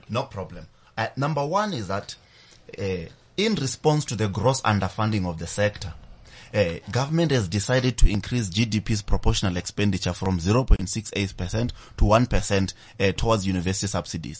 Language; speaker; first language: English; non-native, local second language; Venda